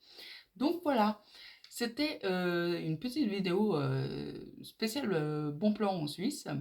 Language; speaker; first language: French; native; French